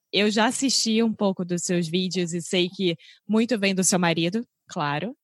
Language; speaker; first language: Portuguese; native; Portuguese